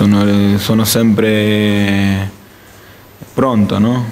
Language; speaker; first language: Italian; non-native, fluent; Spanish